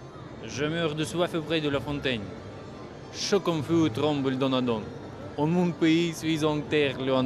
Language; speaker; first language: French; non-native, learner; Russian